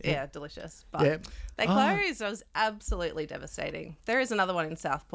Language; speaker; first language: English; native; English